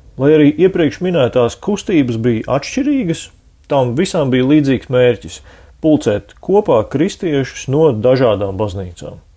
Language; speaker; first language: Latvian; native; Latvian